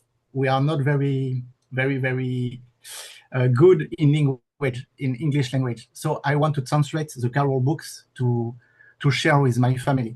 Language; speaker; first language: English; non-native, learner; French